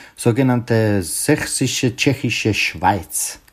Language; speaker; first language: German; non-native, learner; Czech